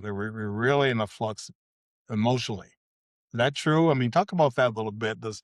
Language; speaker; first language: English; native; English